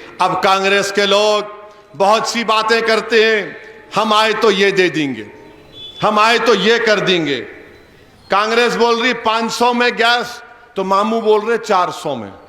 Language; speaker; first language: Urdu; native; Urdu